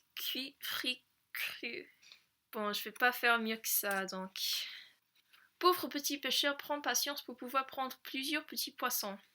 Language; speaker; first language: French; non-native, fluent; English